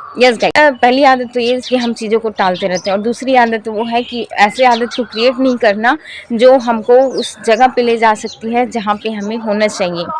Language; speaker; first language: Hindi; native; Hindi